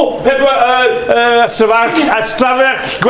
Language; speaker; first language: Welsh; non-native, learner; English